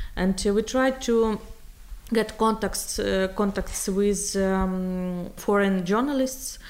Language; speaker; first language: English; non-native, learner; Ukrainian